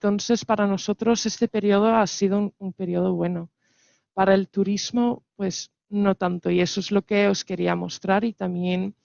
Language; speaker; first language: Spanish; non-native, fluent; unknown